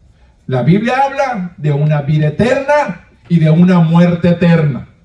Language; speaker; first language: Spanish; native; Spanish